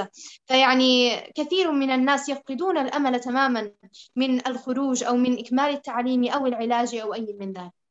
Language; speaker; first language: Arabic; native; Arabic